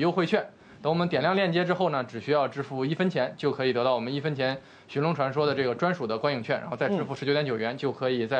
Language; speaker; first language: Chinese; native; Chinese